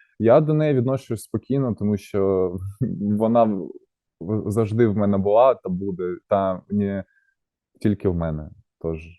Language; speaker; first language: Ukrainian; native; Ukrainian